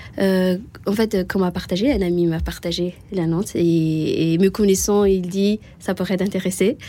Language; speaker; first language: French; non-native, local second language; Malagasy